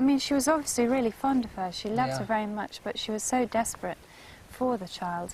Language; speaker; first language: English; native; English